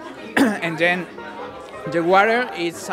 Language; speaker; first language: English; non-native, learner; Spanish